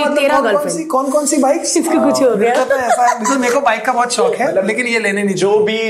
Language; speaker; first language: Hindi; native; Hindi